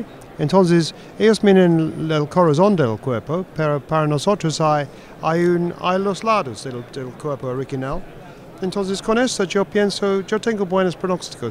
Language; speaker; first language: Spanish; non-native, fluent; English